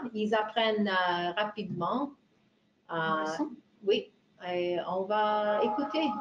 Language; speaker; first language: French; non-native, fluent; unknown